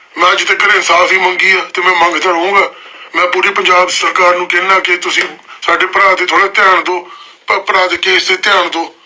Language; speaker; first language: Punjabi; early bilingual, heritage; Punjabi